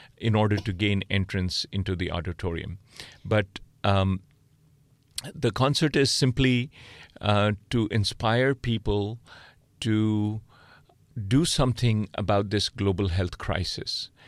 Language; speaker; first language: English; non-native, local second language; Punjabi